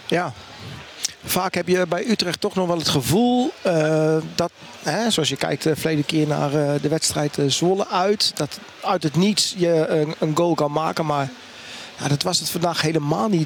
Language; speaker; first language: Dutch; native; Dutch